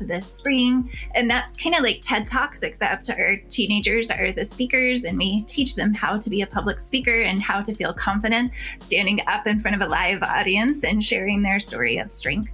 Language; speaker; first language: English; native; English